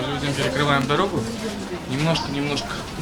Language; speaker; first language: Russian; native; Russian